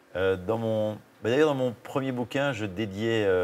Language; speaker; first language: French; native; French